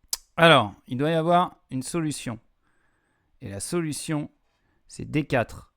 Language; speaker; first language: French; native; French